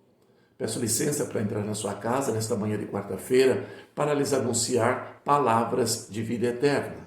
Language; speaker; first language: Portuguese; native; Portuguese